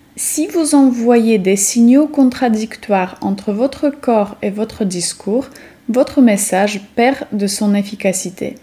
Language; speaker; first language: French; non-native, fluent; Polish